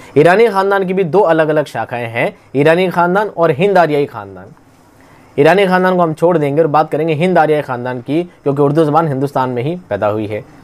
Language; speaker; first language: Hindi; native; Hindi